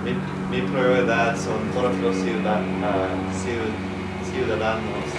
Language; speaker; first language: Spanish; non-native, learner; English